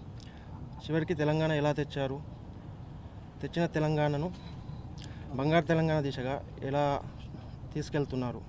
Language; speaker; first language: Telugu; native; Telugu